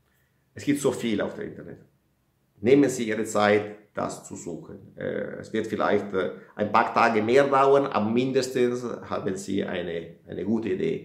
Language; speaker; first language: German; non-native, fluent; Italian